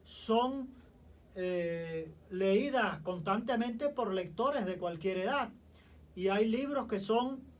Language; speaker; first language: Spanish; native; Spanish